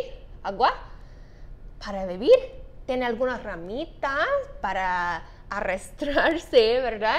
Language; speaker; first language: Spanish; non-native, fluent; English